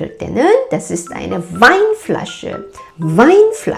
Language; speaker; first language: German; non-native, fluent; Korean